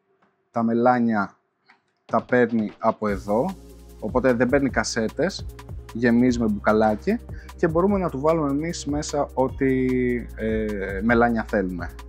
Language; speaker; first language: Greek; native; Greek